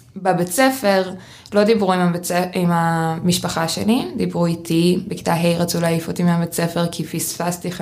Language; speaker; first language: Hebrew; early bilingual, other home language; Russian